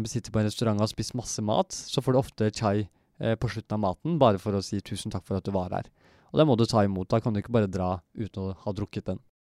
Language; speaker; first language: Norwegian; early bilingual, other home language; Turkish